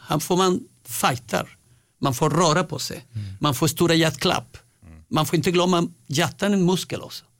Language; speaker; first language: Swedish; non-native, fluent; Spanish